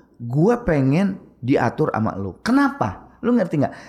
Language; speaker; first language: Indonesian; native; Indonesian